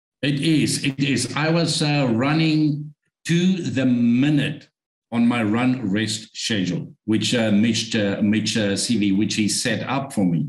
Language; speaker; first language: English; non-native, local second language; Afrikaans